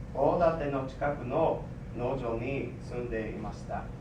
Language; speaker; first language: Japanese; non-native, learner; English